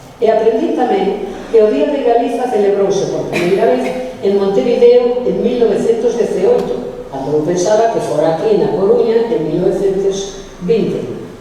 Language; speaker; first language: Galician; native; Galician